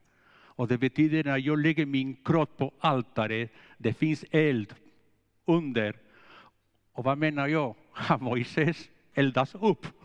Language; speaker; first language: Swedish; non-native, fluent; Spanish